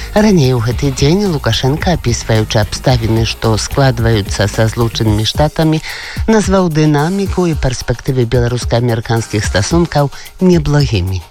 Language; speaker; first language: Belarusian; native; Belarusian